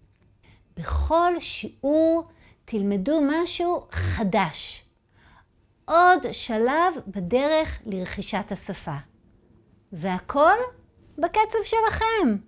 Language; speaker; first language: Hebrew; native; Hebrew